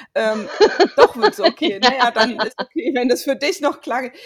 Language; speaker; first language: German; native; German